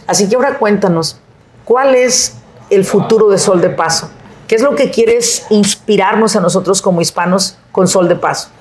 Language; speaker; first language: Spanish; native; Spanish